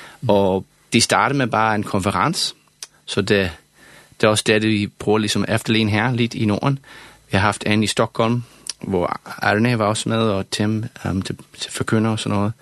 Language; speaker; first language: Danish; non-native, fluent; English